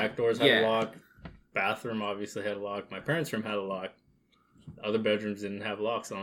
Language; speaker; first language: English; early bilingual, other home language; Spanish